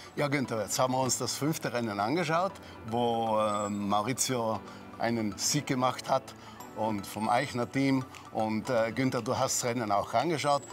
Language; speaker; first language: German; native; German